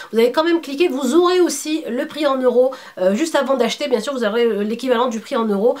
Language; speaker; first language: French; early bilingual, other home language; Arabic